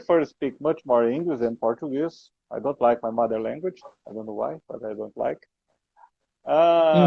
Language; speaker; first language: English; non-native, learner; Portuguese